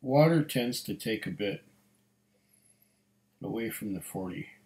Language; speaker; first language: English; native; English